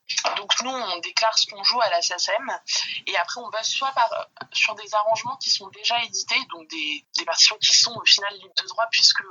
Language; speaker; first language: French; native; French